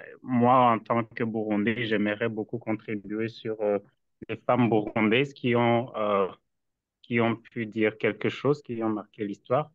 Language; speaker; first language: French; non-native, local second language; Rundi